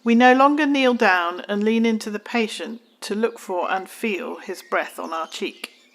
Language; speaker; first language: English; native; English